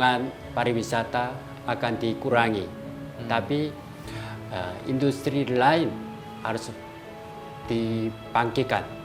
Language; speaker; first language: Indonesian; non-native, fluent; Korean